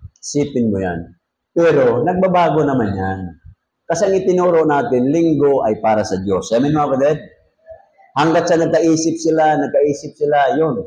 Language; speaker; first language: Filipino; non-native, local second language; Cebuano